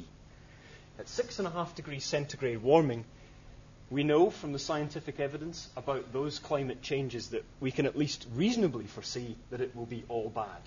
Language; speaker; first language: English; native; English